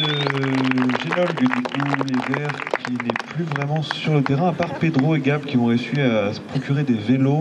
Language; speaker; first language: French; native; French